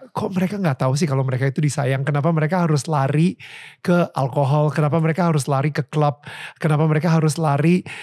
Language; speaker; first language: Indonesian; native; Indonesian